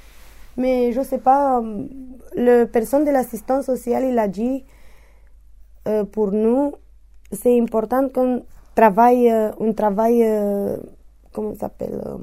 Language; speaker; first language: French; non-native, learner; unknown